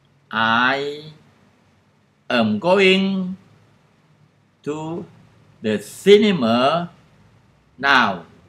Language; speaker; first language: English; non-native, fluent; Thai